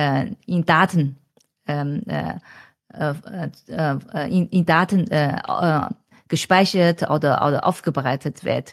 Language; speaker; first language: German; non-native, fluent; Chinese